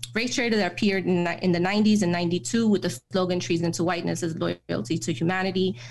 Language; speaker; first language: English; native; English